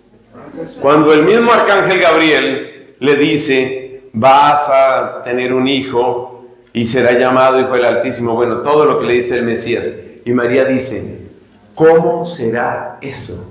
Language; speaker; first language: Spanish; native; Spanish